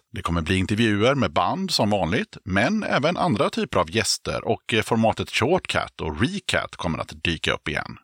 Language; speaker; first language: Swedish; native; Swedish